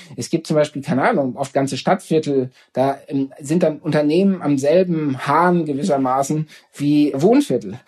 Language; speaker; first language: German; native; German